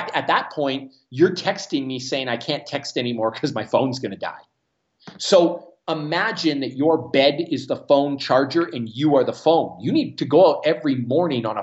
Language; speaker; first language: English; native; English